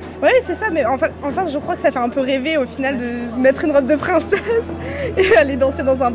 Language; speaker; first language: French; native; French